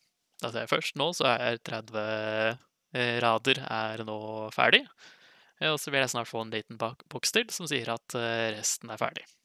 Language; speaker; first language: Norwegian; native; Norwegian